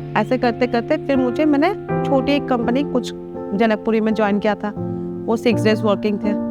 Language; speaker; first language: Hindi; non-native, local second language; Assamese